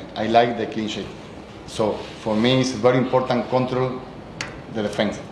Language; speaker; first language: English; non-native, learner; Spanish